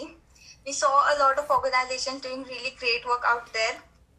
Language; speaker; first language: English; non-native, local second language; Hindi